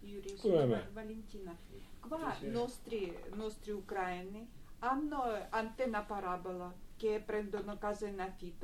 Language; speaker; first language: Italian; non-native, learner; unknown